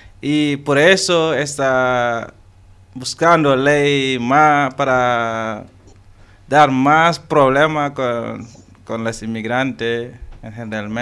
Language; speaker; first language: Spanish; non-native, local second language; Wolof